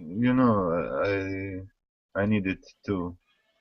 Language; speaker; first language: English; non-native, learner; Russian